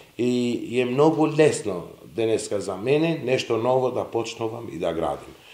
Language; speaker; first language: Macedonian; non-native, local second language; Serbian